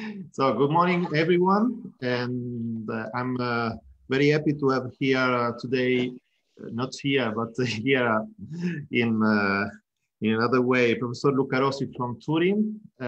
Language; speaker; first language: English; non-native, fluent; Italian